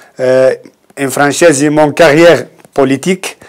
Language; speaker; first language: Italian; non-native, fluent; Arabic